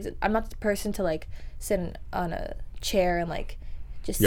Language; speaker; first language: English; early bilingual, other home language; Spanish